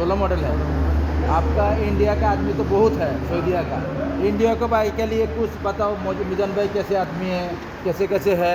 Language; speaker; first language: Hindi; non-native, learner; Bangla